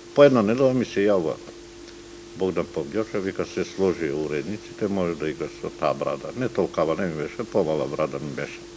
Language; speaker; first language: Macedonian; non-native, local second language; Turkish